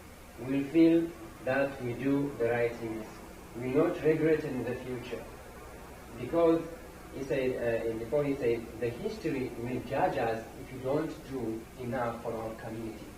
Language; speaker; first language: English; non-native, fluent; Amharic